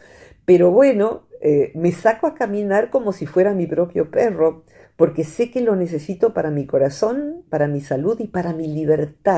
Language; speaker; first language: Spanish; native; Spanish